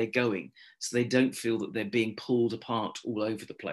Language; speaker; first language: English; native; English